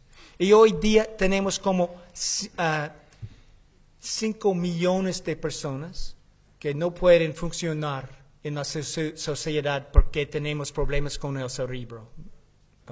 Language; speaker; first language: Spanish; non-native, learner; English